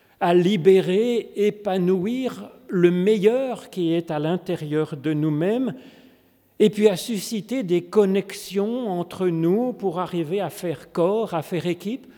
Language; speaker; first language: French; native; French